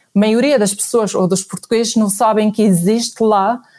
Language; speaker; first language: Portuguese; non-native, fluent; Arabic